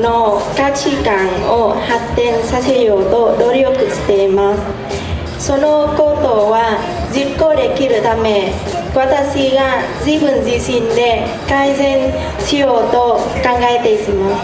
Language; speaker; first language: Japanese; non-native, learner; Vietnamese